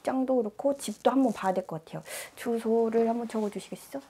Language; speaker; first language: Korean; native; Korean